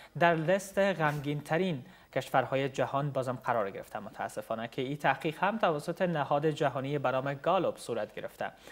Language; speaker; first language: Persian; native; Persian